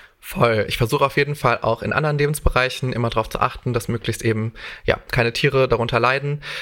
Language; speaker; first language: German; native; German